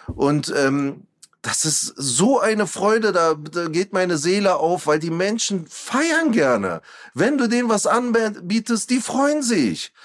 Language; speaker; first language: German; early bilingual, other home language; Turkish